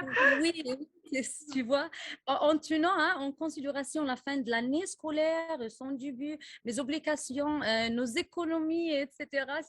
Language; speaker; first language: French; non-native, local second language; Arabic